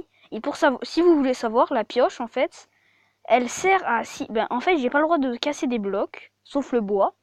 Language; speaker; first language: French; native; French